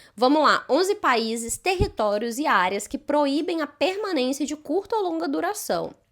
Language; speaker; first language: Portuguese; native; Portuguese